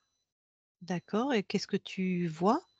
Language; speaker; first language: French; native; French